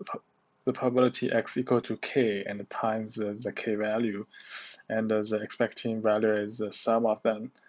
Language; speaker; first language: English; non-native, learner; Chinese